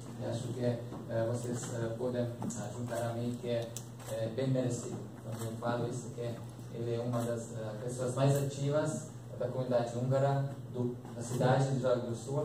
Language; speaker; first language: Portuguese; non-native, fluent; Hungarian